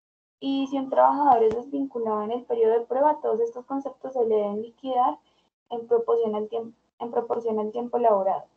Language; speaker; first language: Spanish; native; Spanish